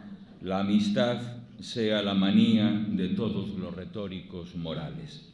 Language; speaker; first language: Spanish; native; Spanish